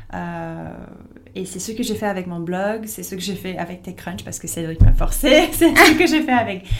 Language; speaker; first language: French; non-native, fluent; English